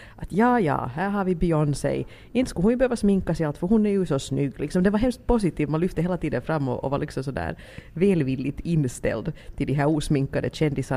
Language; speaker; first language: Swedish; native; Swedish